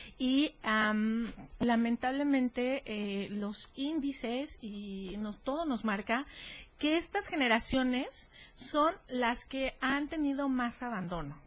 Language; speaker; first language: Spanish; native; Spanish